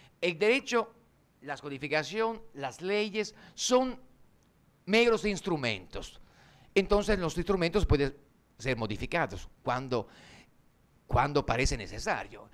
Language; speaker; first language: Spanish; non-native, fluent; Italian